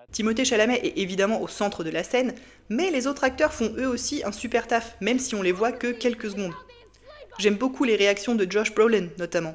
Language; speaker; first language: French; native; French